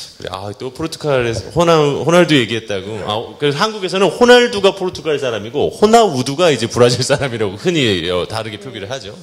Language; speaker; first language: Korean; native; Korean